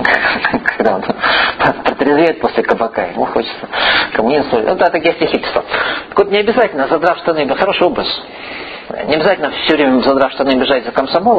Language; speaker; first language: Russian; native; Russian